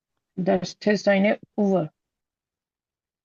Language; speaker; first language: German; non-native, learner; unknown